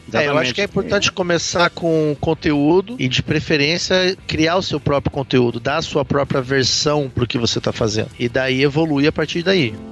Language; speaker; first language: Portuguese; native; Portuguese